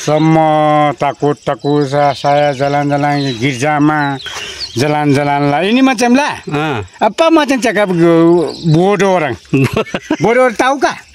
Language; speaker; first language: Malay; non-native, learner; Nepali